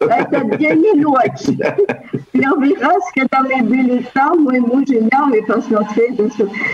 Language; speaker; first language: Russian; early bilingual, heritage; Russian